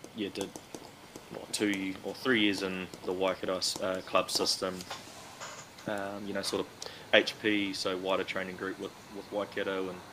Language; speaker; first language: English; native; English